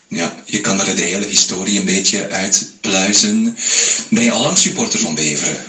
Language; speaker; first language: Dutch; native; Dutch